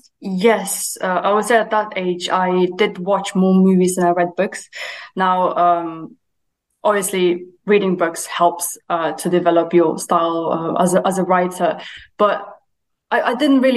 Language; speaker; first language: English; early bilingual, other home language; German